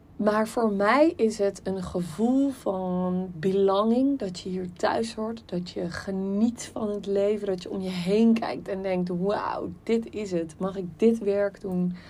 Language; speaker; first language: Dutch; native; Dutch